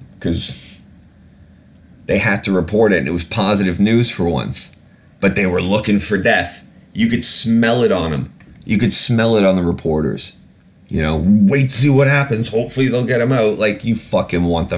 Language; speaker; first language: English; native; English